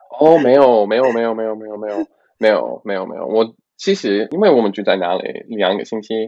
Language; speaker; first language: Chinese; non-native, learner; English